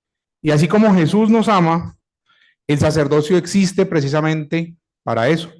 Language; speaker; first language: Spanish; native; Spanish